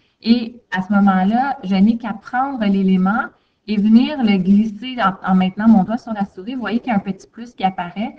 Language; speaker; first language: French; native; French